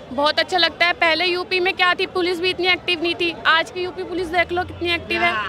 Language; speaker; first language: Hindi; native; Hindi